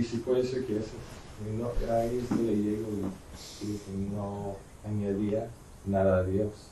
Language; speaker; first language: Spanish; non-native, learner; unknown